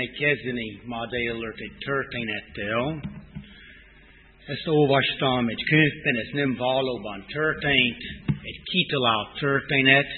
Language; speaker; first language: Hungarian; non-native, fluent; English